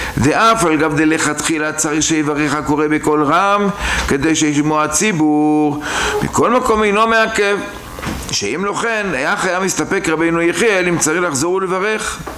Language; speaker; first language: Hebrew; native; Hebrew